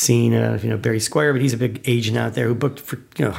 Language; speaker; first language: English; native; English